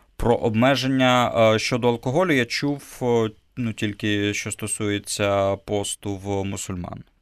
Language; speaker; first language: Ukrainian; native; Ukrainian